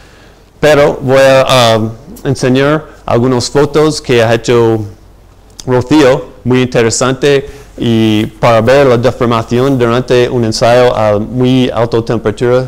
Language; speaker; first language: Spanish; non-native, fluent; English